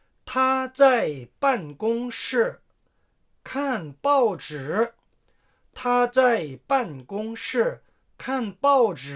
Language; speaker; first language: Chinese; non-native, fluent; Korean